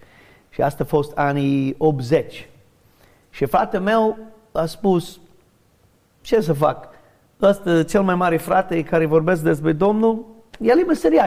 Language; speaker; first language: Romanian; non-native, learner; English